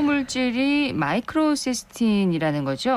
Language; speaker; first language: Korean; native; Korean